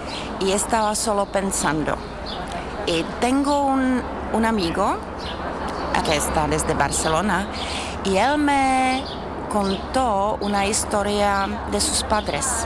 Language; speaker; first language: Spanish; non-native, fluent; Czech